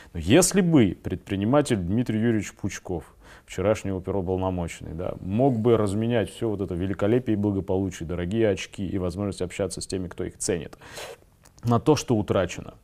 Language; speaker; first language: Russian; native; Russian